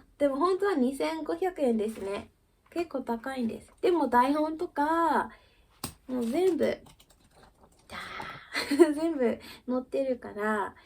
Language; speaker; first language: Japanese; early bilingual, heritage; Japanese